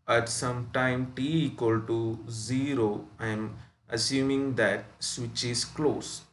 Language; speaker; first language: English; non-native, local second language; Malayalam